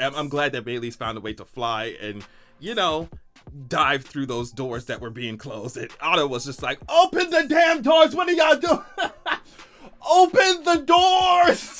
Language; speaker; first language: English; native; English